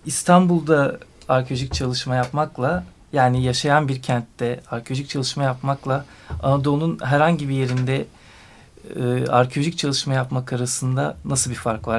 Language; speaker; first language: Turkish; native; Turkish